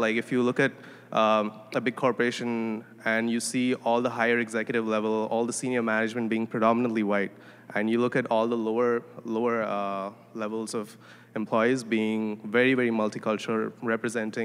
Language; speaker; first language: English; non-native, local second language; Tamil